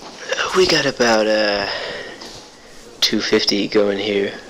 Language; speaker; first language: English; native; English